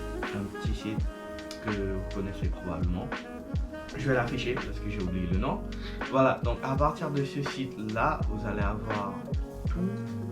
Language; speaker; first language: French; non-native, fluent; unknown